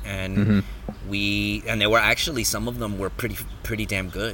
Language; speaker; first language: English; native; English